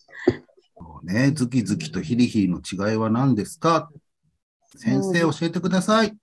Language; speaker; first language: Japanese; native; Japanese